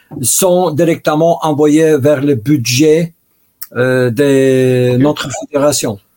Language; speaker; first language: French; non-native, learner; Russian